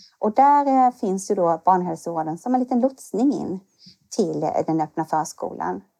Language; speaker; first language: Swedish; native; Swedish